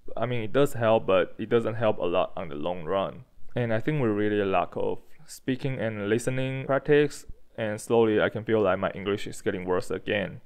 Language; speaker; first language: English; non-native, fluent; Chinese